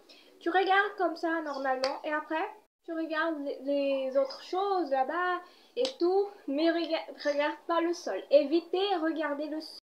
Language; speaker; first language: French; non-native, fluent; Portuguese